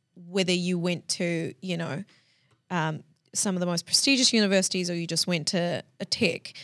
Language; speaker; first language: English; early bilingual, other home language; Hindi